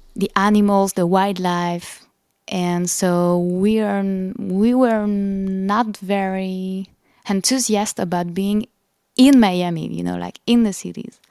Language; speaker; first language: English; non-native, fluent; French